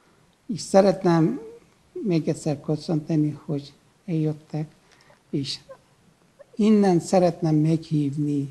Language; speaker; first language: Hungarian; non-native, learner; Persian